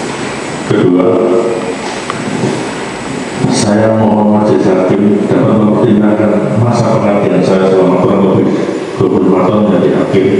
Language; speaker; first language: Indonesian; non-native, local second language; Javanese